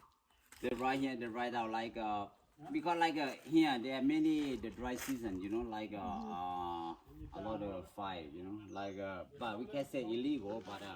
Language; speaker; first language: English; non-native, learner; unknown